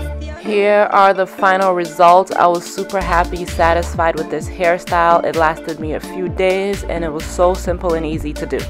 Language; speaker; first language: English; native; English